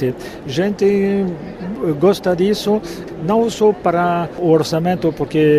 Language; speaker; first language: Portuguese; non-native, fluent; French